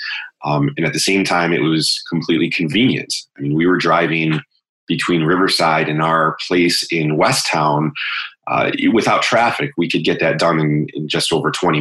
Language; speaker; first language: English; native; English